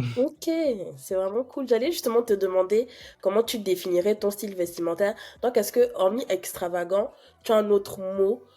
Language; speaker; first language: French; native; French